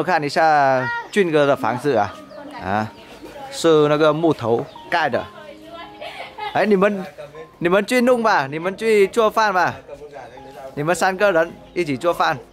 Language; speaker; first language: Chinese; non-native, fluent; Vietnamese